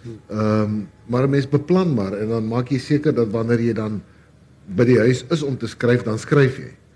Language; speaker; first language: Afrikaans; native; Afrikaans